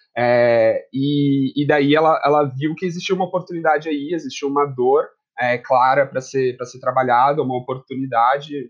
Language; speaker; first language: Portuguese; native; Portuguese